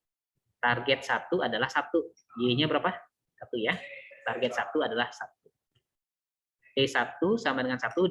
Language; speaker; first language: Indonesian; native; Indonesian